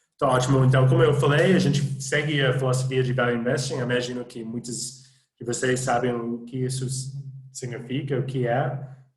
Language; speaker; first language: Portuguese; non-native, fluent; English